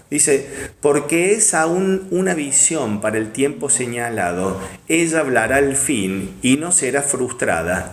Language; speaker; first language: Spanish; native; Spanish